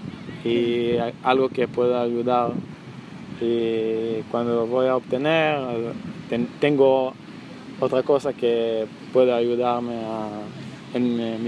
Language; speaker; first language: Spanish; non-native, learner; Hebrew